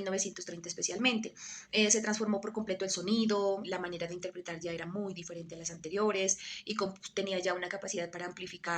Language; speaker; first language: Spanish; native; Spanish